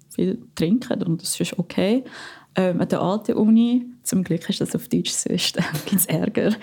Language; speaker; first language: German; non-native, fluent; Filipino